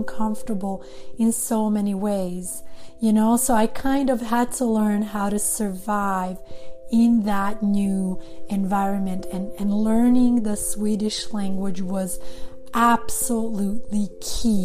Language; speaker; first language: English; non-native, fluent; Serbian